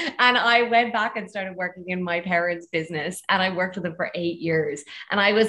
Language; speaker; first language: English; native; English